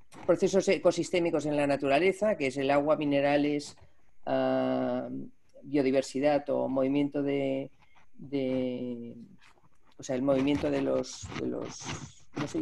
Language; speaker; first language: Spanish; native; Spanish